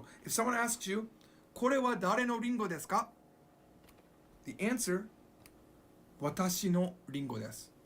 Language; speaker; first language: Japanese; non-native, fluent; English